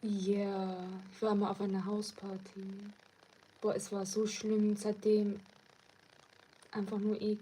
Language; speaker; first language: German; early bilingual, other home language; Turkish